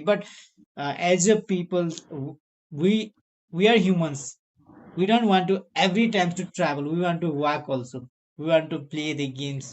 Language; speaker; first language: English; non-native, learner; Nepali